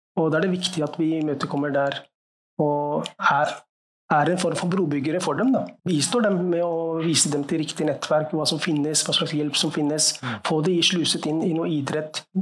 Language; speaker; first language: Norwegian; early bilingual, other home language; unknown